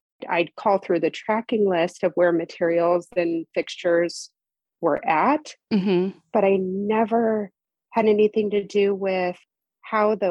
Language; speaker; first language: English; native; English